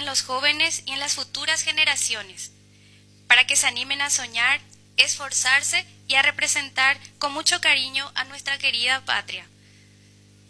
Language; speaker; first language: Spanish; native; Spanish